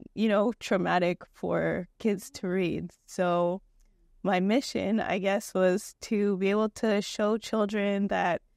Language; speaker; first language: English; native; English